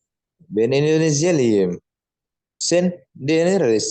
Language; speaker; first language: Turkish; non-native, learner; Indonesian